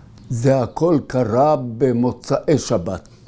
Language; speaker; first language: Hebrew; early bilingual, other home language; Arabic